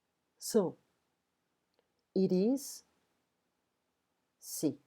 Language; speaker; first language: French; non-native, fluent; English